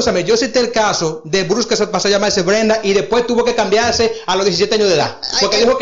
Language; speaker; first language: Spanish; native; Spanish